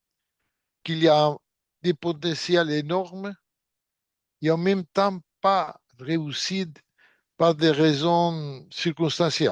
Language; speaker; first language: French; non-native, fluent; Portuguese